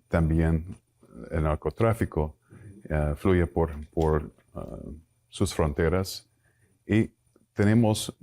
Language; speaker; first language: Spanish; non-native, fluent; English